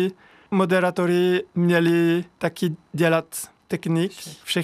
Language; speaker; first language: Czech; non-native, learner; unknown